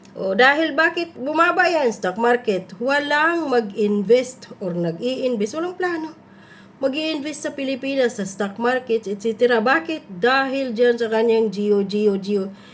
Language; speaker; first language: Filipino; native; Filipino